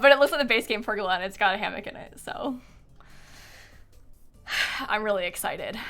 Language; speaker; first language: English; native; English